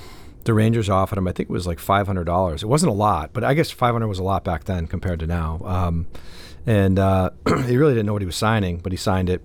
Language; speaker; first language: English; native; English